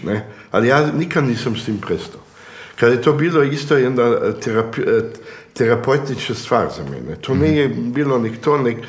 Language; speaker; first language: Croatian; early bilingual, heritage; Croatian